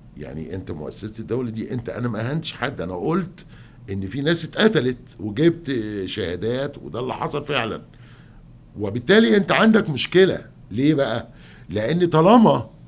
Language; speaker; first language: Arabic; native; Arabic